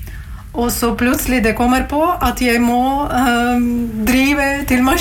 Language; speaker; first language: Norwegian; non-native, learner; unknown